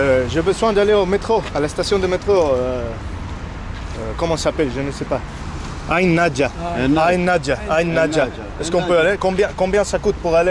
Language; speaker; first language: French; non-native, learner; Spanish